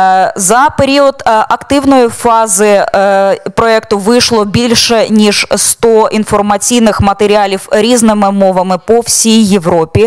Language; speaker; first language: Ukrainian; native; Ukrainian